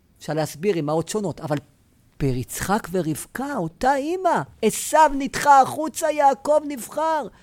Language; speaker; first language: Hebrew; native; Hebrew